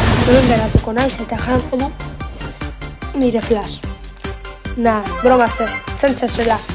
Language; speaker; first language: Basque; non-native, local second language; Spanish